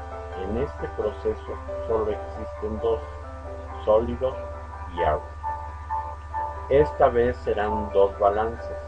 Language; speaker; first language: Spanish; native; Spanish